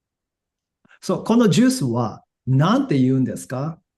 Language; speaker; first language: Japanese; non-native, fluent; English